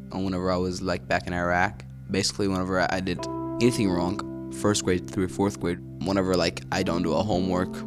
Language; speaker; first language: English; early bilingual, other home language; Arabic